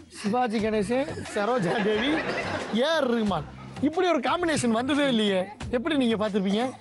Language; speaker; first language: Tamil; native; Tamil